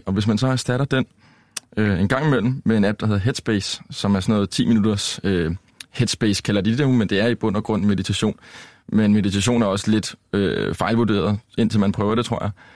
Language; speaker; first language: Danish; native; Danish